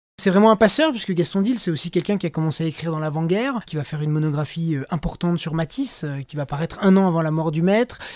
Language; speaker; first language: French; native; French